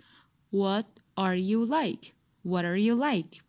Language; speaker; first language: English; non-native, fluent; Persian